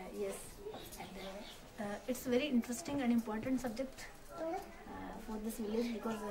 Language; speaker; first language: English; non-native, learner; Hindi